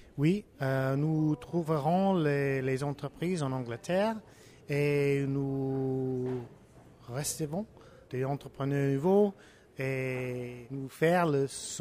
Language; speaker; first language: French; non-native, learner; English